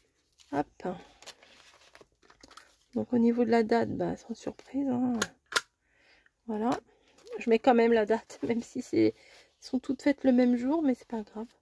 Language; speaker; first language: French; native; French